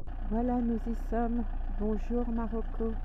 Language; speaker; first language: French; native; French